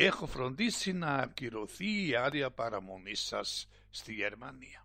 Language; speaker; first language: Greek; non-native, fluent; German